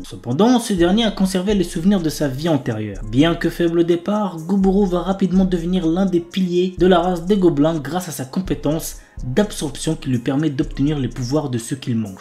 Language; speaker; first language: French; native; French